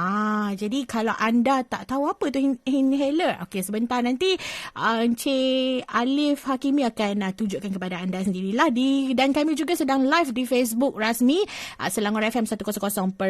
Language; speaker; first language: Malay; native; Malay